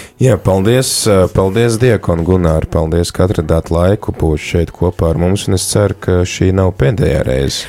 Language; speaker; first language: Latvian; native; Latvian